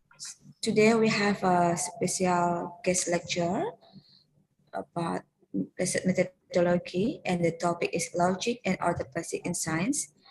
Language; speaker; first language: English; non-native, learner; Indonesian